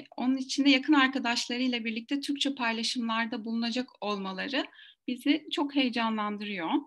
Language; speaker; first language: Turkish; native; Turkish